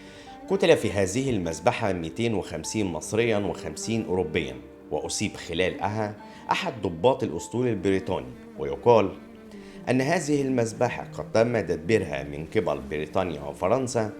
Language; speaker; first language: Arabic; native; Arabic